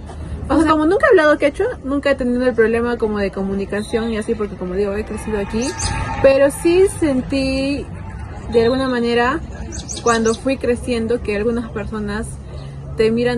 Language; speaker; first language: Spanish; native; Spanish